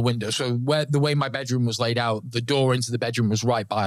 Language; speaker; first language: English; native; English